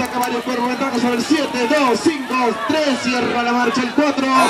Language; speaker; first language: Spanish; native; Spanish